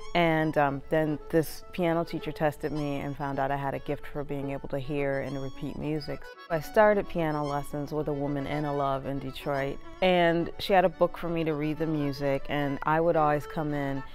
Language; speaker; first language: English; native; English